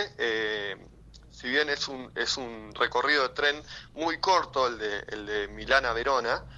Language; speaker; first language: Spanish; native; Spanish